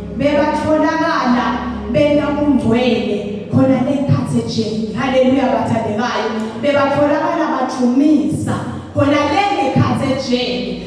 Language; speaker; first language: Zulu; non-native, local second language; Swati